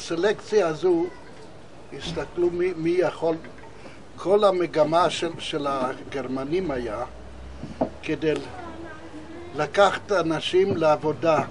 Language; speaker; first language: Hebrew; non-native, fluent; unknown